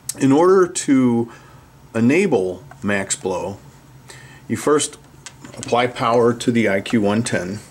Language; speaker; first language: English; native; English